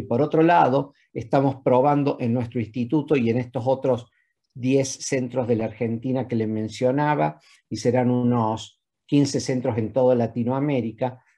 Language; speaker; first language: Spanish; native; Spanish